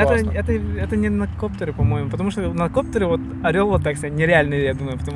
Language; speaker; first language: Russian; non-native, local second language; Yakut